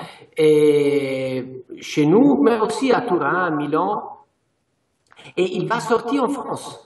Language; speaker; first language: French; non-native, fluent; Italian